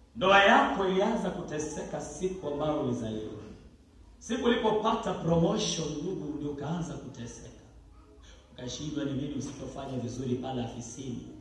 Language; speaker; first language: Swahili; non-native, local second language; Luyia